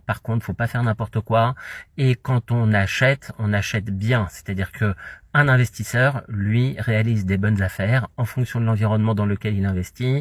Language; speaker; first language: French; native; French